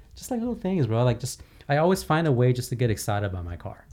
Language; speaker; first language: English; early bilingual, other home language; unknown